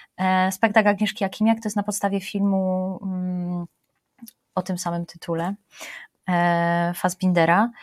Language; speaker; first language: Polish; native; Polish